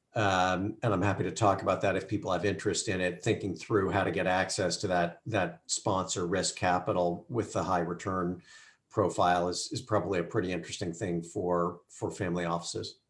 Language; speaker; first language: English; native; English